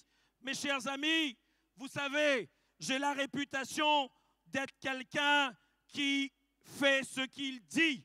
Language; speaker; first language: French; native; French